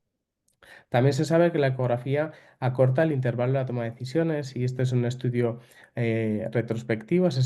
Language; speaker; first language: Spanish; native; Spanish